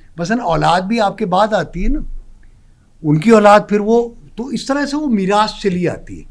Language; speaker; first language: Urdu; non-native, local second language; Pashto